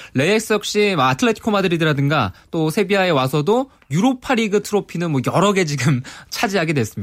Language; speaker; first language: Korean; native; Korean